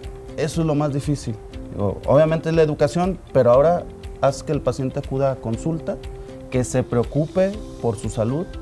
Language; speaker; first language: Spanish; native; Spanish